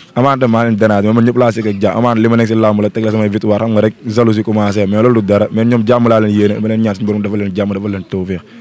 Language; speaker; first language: Wolof; native; Wolof